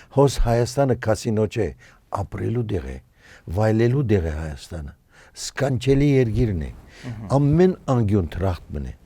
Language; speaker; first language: Armenian; early bilingual, heritage; Armenian